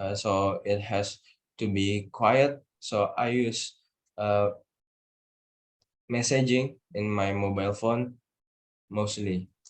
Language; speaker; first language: English; non-native, learner; Indonesian